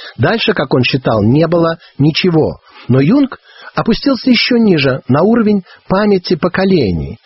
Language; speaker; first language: Russian; native; Russian